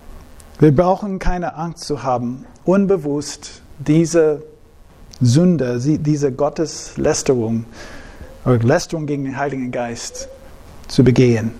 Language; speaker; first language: German; non-native, fluent; English